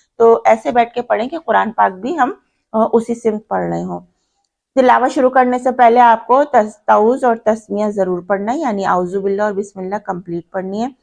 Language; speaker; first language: Urdu; native; Urdu